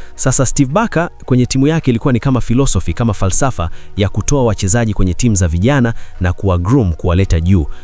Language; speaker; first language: Swahili; native; Swahili